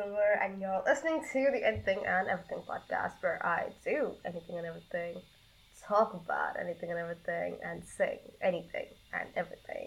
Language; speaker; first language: English; non-native, local second language; Hindi